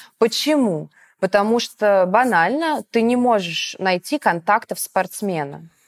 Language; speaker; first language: Russian; native; Russian